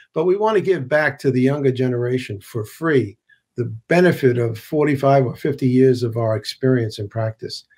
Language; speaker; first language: English; native; English